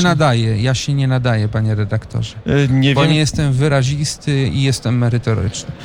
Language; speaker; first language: Polish; native; Polish